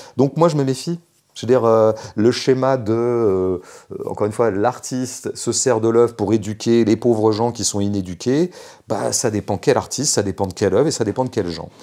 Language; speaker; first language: French; native; French